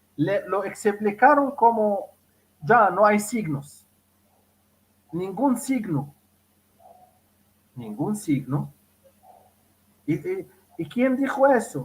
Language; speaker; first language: Spanish; non-native, fluent; Arabic